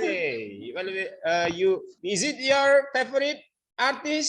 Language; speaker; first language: English; non-native, learner; Indonesian